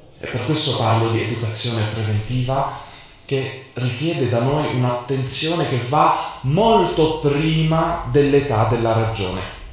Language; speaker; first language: Italian; non-native, fluent; Arabic